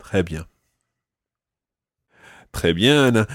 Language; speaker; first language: French; non-native, fluent; English